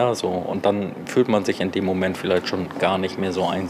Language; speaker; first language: German; native; German